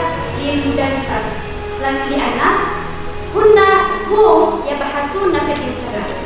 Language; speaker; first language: Arabic; non-native, learner; Indonesian